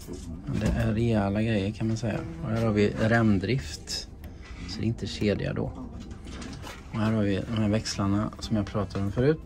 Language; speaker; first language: Swedish; native; Swedish